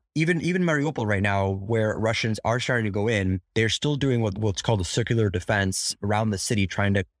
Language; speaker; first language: English; early bilingual, other home language; Russian